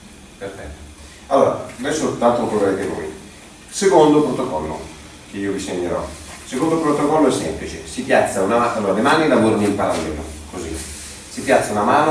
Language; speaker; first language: Italian; native; Italian